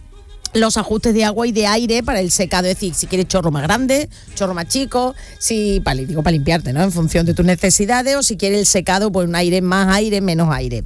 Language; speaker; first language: Spanish; native; Spanish